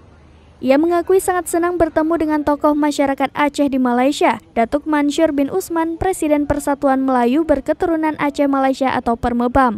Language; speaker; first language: Indonesian; non-native, local second language; Achinese